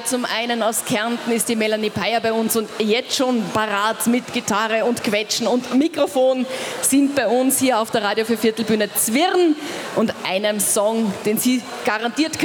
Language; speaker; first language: German; native; German